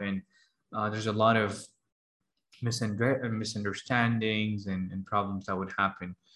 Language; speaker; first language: English; non-native, fluent; Arabic